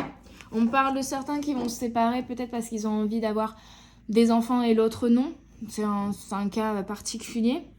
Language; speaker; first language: French; native; French